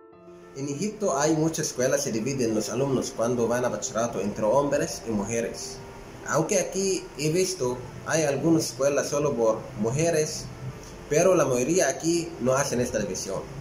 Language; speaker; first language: Spanish; non-native, fluent; Arabic